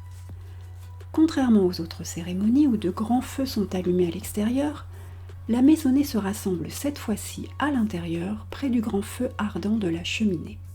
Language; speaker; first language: French; native; French